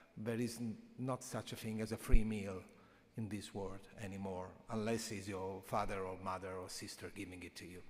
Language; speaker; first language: English; non-native, fluent; Italian